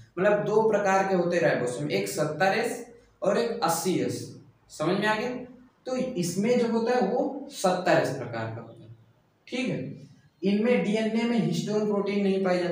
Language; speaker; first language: Hindi; native; Hindi